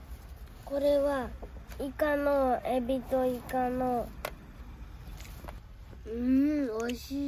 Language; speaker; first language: Japanese; early bilingual, other home language; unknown